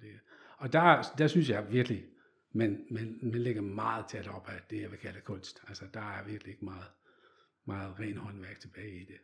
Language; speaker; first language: Danish; non-native, fluent; Dutch